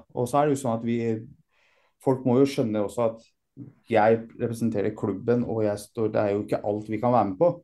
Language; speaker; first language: Norwegian; early bilingual, other home language; Persian